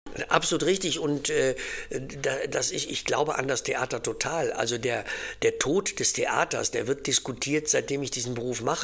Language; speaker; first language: German; native; German